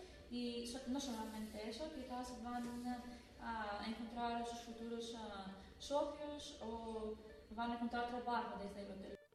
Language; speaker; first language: Spanish; non-native, fluent; Greek